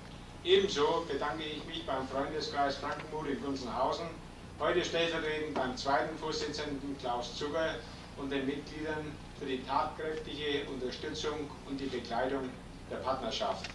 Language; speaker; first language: German; native; German